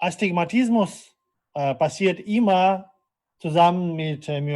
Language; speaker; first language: German; non-native, fluent; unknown